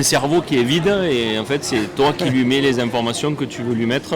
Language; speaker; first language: French; native; French